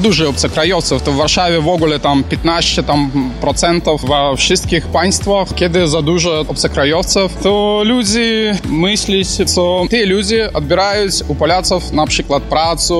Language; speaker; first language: Polish; non-native, learner; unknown